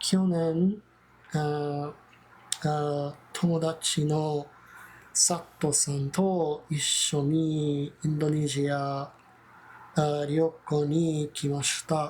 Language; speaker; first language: Japanese; non-native, learner; English